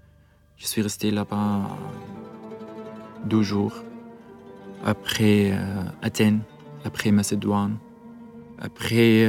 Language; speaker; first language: French; non-native, learner; Arabic